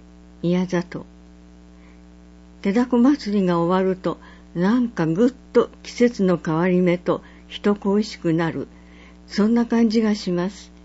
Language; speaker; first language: Japanese; native; Japanese